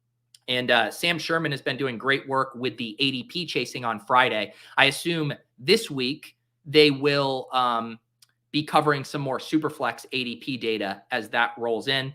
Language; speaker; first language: English; native; English